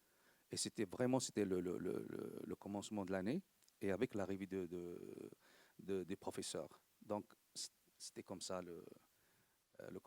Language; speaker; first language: French; non-native, local second language; Arabic